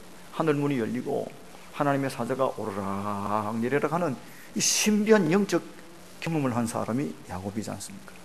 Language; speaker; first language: Korean; native; Korean